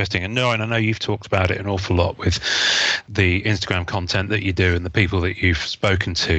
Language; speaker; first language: English; native; English